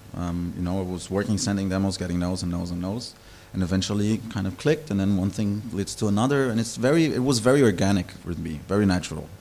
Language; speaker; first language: English; non-native, fluent; German